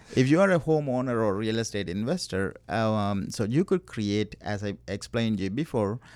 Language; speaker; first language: English; non-native, local second language; Tamil